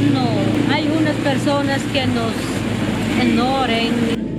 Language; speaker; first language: Spanish; non-native, local second language; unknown